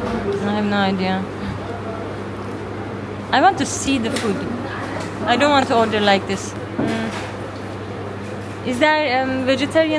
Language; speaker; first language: English; non-native, learner; Turkish